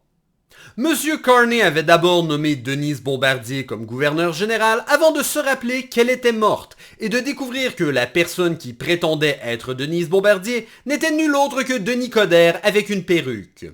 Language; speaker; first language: French; native; French